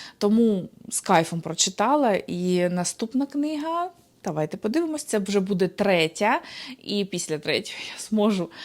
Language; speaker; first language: Ukrainian; native; Ukrainian